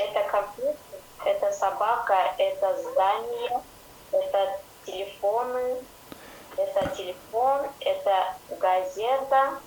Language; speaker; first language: Russian; non-native, learner; Kyrgyz